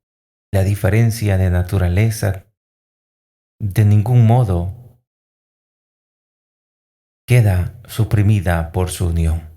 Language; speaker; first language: Spanish; native; Spanish